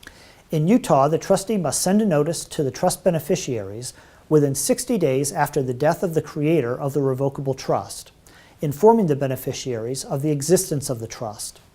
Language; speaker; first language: English; native; English